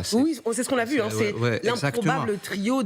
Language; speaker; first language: French; native; French